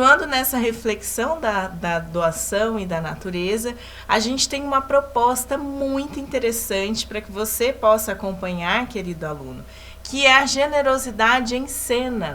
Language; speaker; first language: Portuguese; native; Portuguese